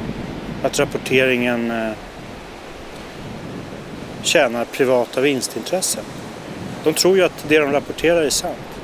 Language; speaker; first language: Swedish; native; Swedish